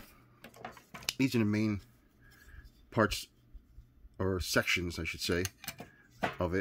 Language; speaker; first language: English; native; English